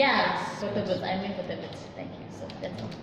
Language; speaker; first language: English; non-native, learner; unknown